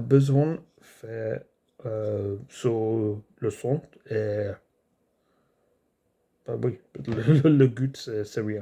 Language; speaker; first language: French; non-native, learner; English